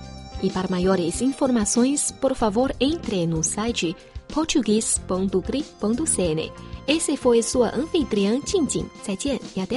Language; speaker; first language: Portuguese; non-native, fluent; Chinese